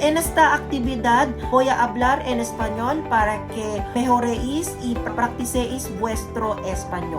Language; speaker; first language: Spanish; non-native, learner; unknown